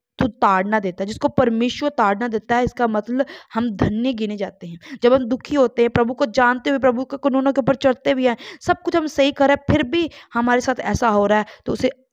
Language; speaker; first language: Hindi; non-native, local second language; Punjabi